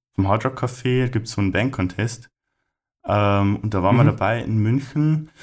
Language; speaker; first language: German; native; German